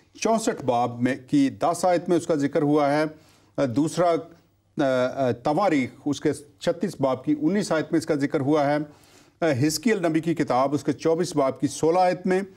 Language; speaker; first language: Urdu; non-native, local second language; Punjabi